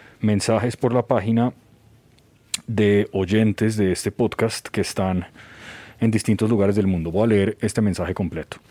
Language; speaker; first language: Spanish; native; Spanish